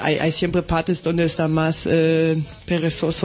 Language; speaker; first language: Spanish; non-native, learner; German